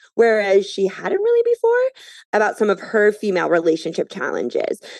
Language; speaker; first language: English; native; English